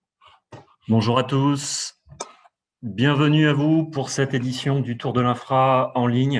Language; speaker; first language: French; native; French